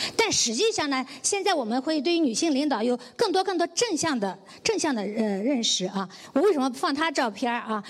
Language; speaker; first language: Chinese; native; Chinese